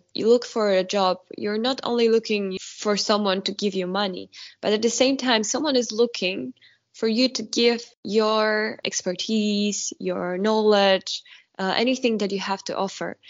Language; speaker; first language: English; non-native, fluent; Polish